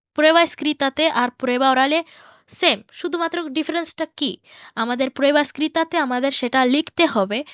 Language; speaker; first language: Bangla; early bilingual, heritage; Bangla